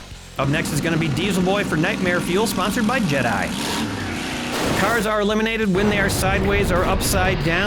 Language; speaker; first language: English; native; English